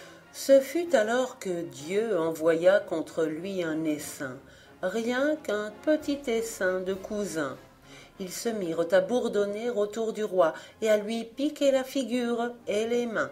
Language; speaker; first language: French; native; French